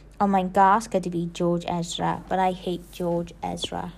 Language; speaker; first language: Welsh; non-native, local second language; English